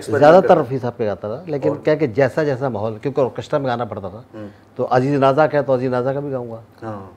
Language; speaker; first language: Hindi; native; Hindi